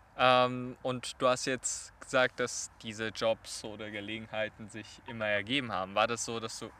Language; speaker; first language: German; non-native, fluent; Chinese